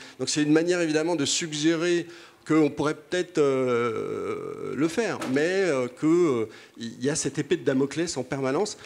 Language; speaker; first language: French; native; French